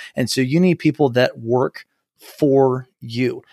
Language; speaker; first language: English; native; English